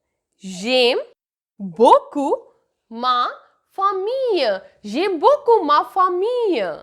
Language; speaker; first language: French; non-native, fluent; Hindi